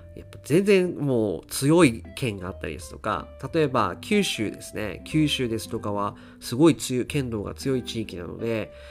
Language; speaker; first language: Japanese; native; Japanese